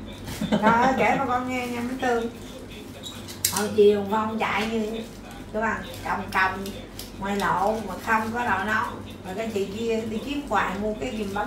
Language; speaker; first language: Vietnamese; native; Vietnamese